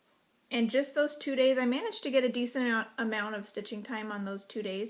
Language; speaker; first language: English; native; English